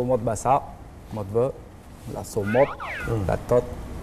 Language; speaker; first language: Vietnamese; non-native, learner; French